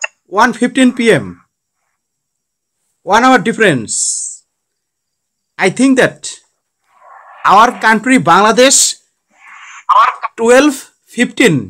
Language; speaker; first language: English; non-native, learner; Bangla